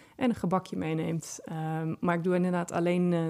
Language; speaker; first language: Dutch; native; Dutch